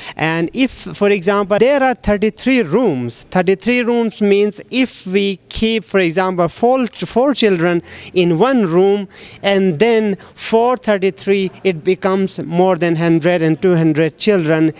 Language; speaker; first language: English; non-native, local second language; Urdu